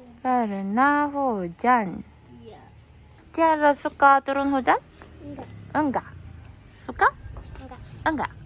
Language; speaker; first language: Indonesian; non-native, learner; Korean